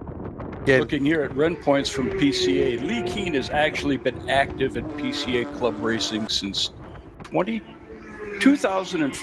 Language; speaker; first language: English; native; English